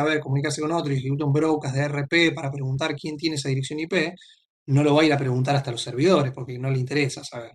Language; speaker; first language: Spanish; native; Spanish